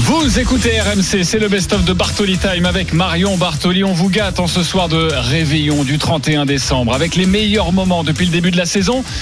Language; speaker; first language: French; native; French